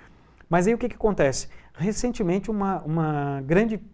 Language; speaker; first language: Portuguese; native; Portuguese